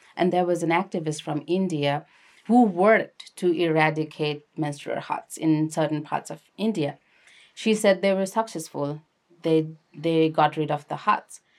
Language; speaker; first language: English; non-native, local second language; Nepali